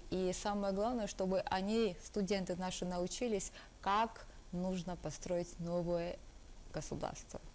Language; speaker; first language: Russian; non-native, local second language; Georgian